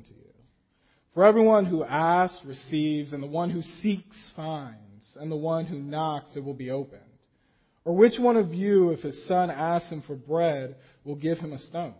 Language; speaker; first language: English; native; English